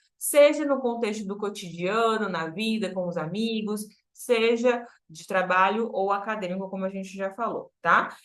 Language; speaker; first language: Portuguese; native; Portuguese